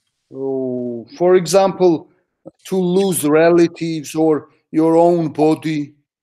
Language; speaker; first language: English; non-native, fluent; Georgian